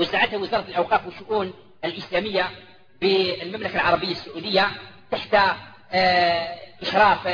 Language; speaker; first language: Arabic; native; Arabic